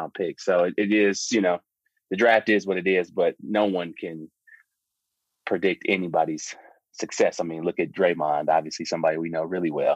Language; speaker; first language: English; native; English